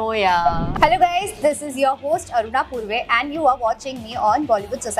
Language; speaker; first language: English; non-native, local second language; Hindi